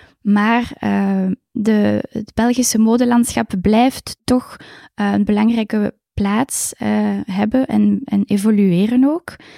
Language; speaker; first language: Dutch; native; Dutch